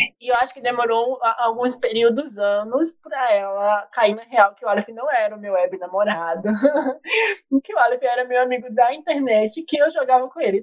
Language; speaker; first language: Portuguese; native; Portuguese